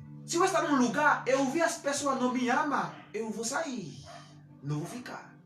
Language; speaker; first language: Portuguese; non-native, learner; Haitian Creole